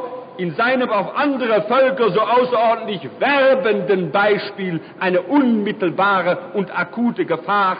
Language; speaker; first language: German; native; German